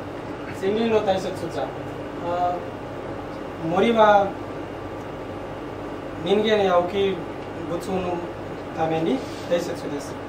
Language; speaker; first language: Japanese; non-native, learner; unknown